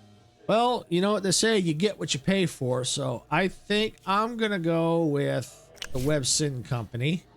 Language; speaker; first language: English; native; English